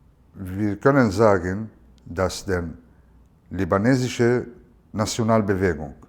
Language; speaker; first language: German; non-native, fluent; Arabic